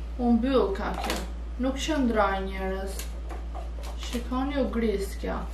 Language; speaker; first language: Albanian; early bilingual, heritage; Albanian